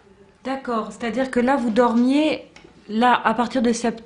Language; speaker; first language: French; native; French